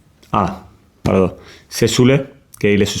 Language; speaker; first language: French; non-native, learner; Spanish